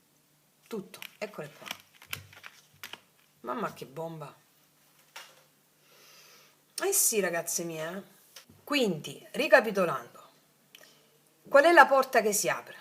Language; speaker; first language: Italian; native; Italian